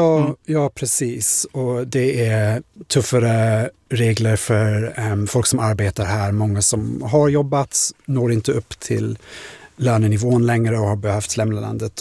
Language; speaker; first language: Swedish; non-native, fluent; English